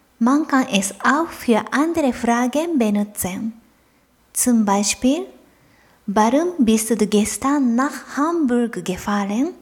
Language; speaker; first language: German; non-native, fluent; Japanese